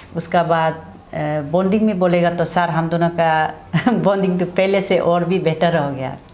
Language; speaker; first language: Hindi; non-native, local second language; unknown